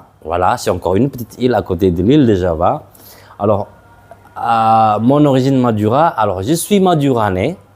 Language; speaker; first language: French; non-native, fluent; Madurese